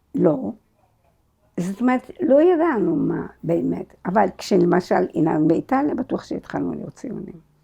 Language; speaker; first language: Hebrew; non-native, fluent; Arabic